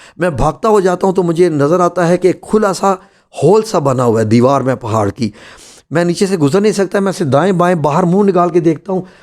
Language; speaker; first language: Urdu; non-native, local second language; Punjabi